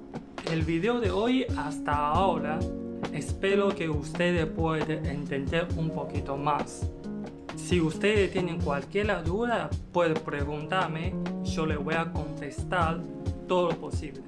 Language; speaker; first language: Spanish; non-native, learner; Chinese